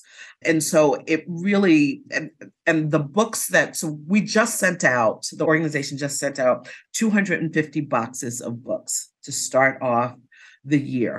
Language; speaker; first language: English; native; English